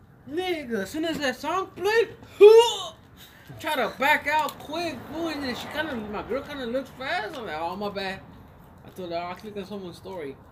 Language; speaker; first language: English; early bilingual, other home language; Spanish